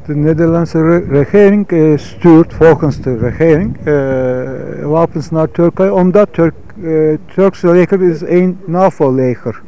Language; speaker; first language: Dutch; non-native, fluent; Turkish